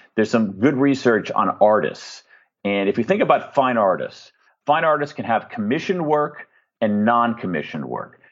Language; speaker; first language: English; native; English